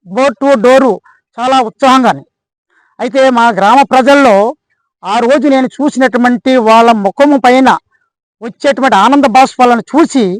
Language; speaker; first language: Telugu; native; Telugu